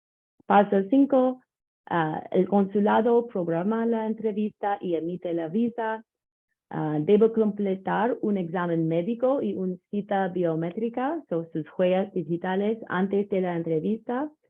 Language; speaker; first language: Spanish; non-native, learner; English